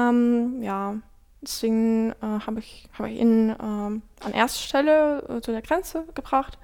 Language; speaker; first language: German; non-native, fluent; Ukrainian